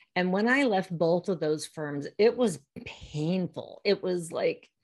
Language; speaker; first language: English; native; English